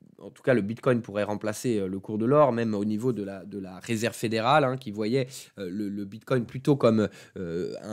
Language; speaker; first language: French; native; French